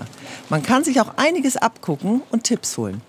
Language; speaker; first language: German; native; German